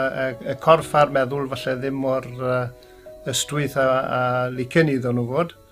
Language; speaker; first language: Welsh; native; Welsh